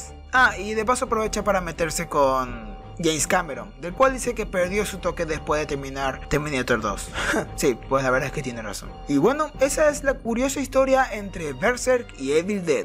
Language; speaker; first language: Spanish; native; Spanish